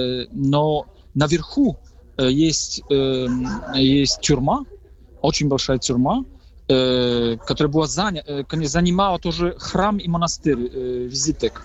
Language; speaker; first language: Russian; non-native, fluent; Polish